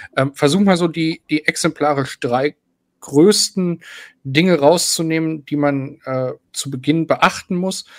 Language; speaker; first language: German; native; German